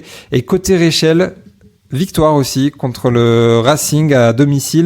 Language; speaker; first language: French; native; French